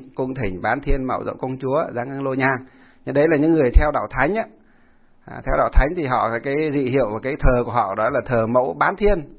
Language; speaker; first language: Vietnamese; non-native, local second language; Muong